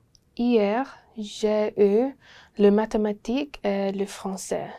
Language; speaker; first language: French; non-native, learner; English